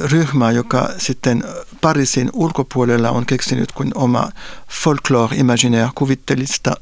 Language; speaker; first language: Finnish; non-native, fluent; French